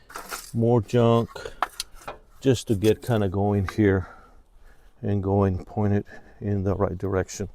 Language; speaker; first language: English; native; English